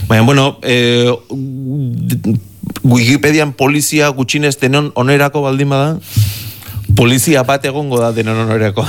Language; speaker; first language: Basque; native; Basque